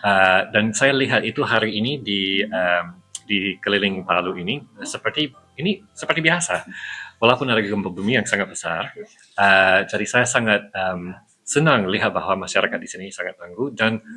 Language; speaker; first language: Indonesian; non-native, fluent; English